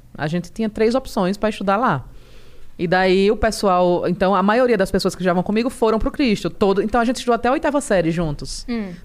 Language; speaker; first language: Portuguese; native; Portuguese